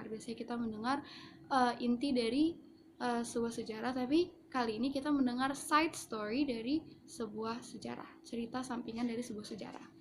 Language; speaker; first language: Indonesian; native; Indonesian